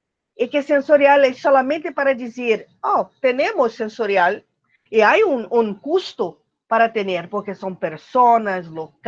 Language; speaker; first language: Spanish; non-native, learner; Portuguese